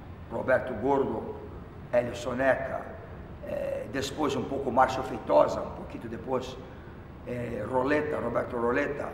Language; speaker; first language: Spanish; non-native, fluent; Portuguese